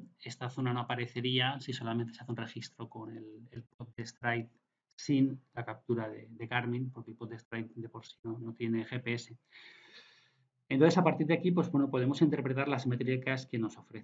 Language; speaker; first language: Spanish; native; Spanish